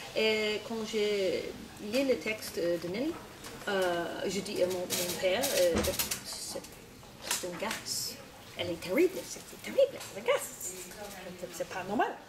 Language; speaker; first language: French; non-native, learner; English